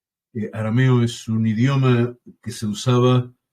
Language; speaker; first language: Spanish; native; Spanish